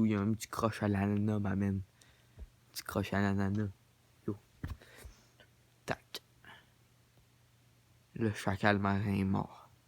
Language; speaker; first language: French; native; French